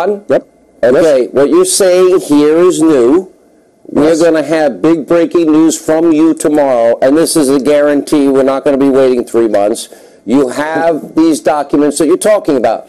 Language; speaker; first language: English; native; English